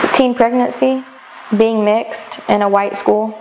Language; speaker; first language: English; native; English